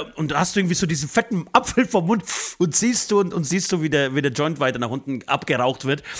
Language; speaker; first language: German; native; German